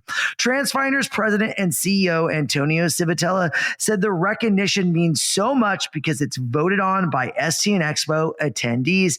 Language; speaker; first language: English; native; English